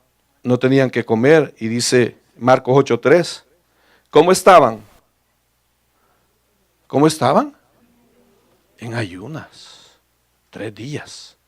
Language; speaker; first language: Spanish; native; Spanish